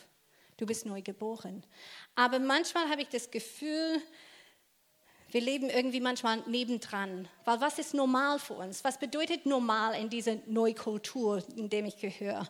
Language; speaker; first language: German; non-native, fluent; English